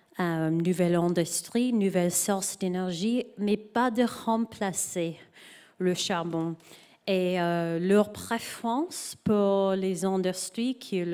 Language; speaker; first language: French; non-native, learner; English